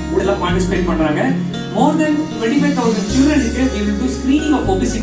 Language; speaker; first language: English; non-native, local second language; Tamil